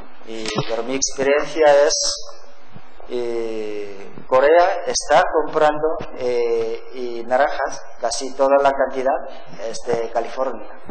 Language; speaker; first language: Spanish; non-native, learner; Korean